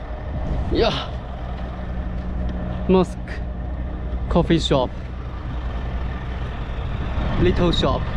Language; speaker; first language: English; non-native, fluent; Chinese